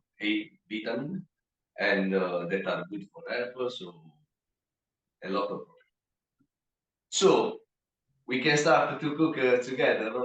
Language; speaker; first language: English; non-native, learner; Italian